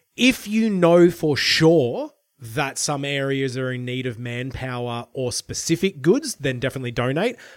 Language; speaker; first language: English; native; English